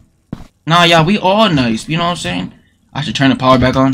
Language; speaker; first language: English; native; English